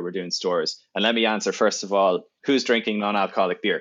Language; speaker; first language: English; native; English